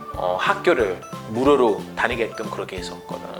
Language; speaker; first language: Korean; non-native, fluent; Akan